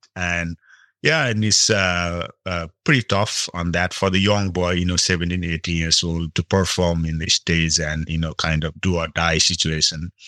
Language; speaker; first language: English; non-native, local second language; Nepali